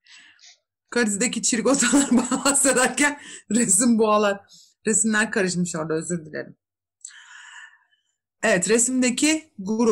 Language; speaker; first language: Turkish; native; Turkish